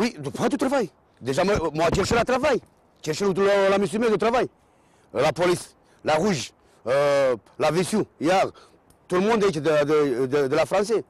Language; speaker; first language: French; non-native, learner; Romanian